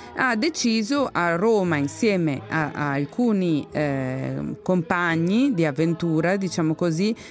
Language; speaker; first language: Italian; native; Italian